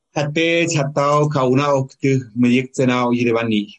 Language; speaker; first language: Spanish; non-native, local second language; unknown